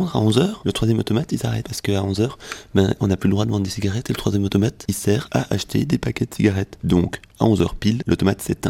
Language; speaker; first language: French; native; French